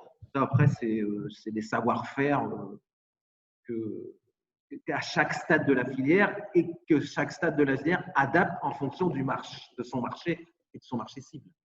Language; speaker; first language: French; native; French